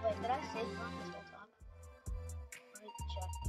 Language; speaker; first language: English; native; English